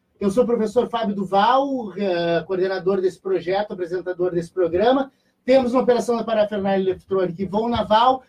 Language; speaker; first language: Portuguese; native; Portuguese